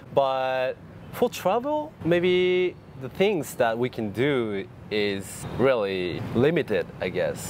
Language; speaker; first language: English; non-native, fluent; Japanese